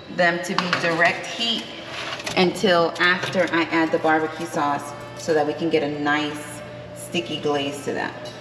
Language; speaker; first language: English; early bilingual, other home language; Spanish